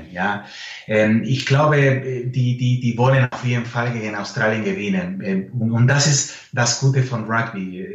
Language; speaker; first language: German; non-native, fluent; Spanish